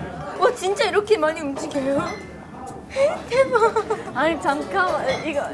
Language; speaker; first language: Korean; non-native, learner; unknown